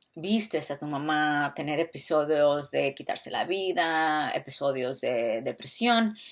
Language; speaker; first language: Spanish; early bilingual, other home language; English